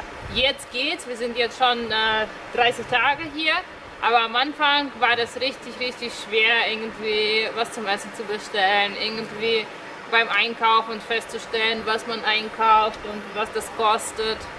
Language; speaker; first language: German; non-native, fluent; Russian